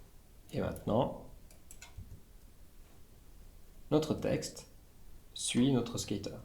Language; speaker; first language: French; native; French